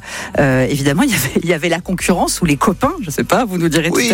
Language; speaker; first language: French; native; French